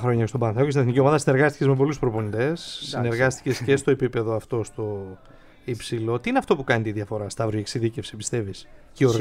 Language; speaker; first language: Greek; native; Greek